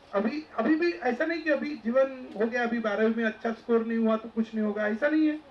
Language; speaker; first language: Hindi; non-native, local second language; Marathi